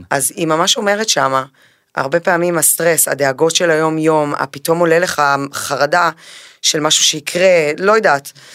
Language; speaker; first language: Hebrew; early bilingual, other home language; Spanish